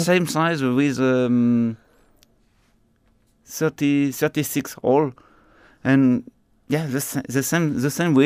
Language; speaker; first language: English; non-native, learner; French